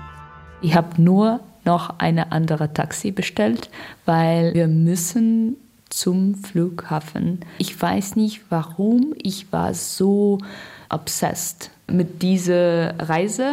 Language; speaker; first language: German; non-native, learner; Russian